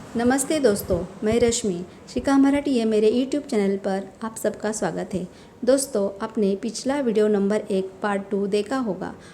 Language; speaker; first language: Hindi; non-native, local second language; Marathi